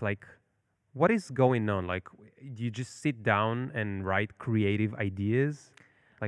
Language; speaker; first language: English; non-native, fluent; Hebrew